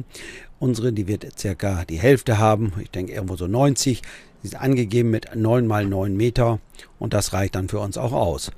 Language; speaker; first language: German; native; German